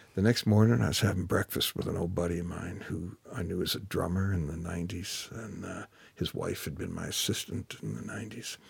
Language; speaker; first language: English; native; English